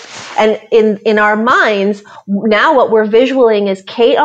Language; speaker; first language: English; native; English